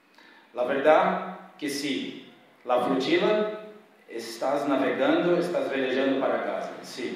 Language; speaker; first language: Spanish; non-native, fluent; Portuguese